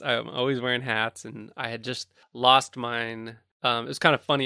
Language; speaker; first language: English; native; English